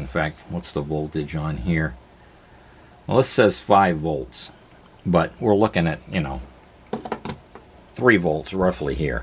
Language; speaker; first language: English; native; English